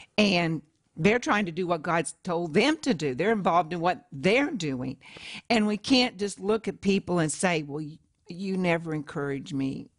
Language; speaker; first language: English; native; English